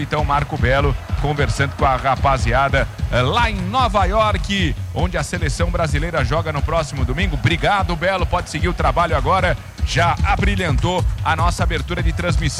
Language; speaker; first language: Portuguese; native; Portuguese